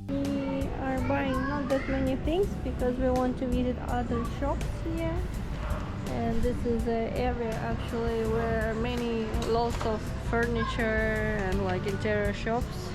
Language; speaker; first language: English; non-native, fluent; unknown